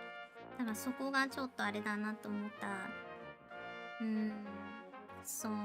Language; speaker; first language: Japanese; native; Japanese